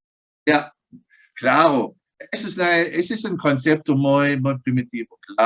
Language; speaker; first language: Spanish; non-native, fluent; German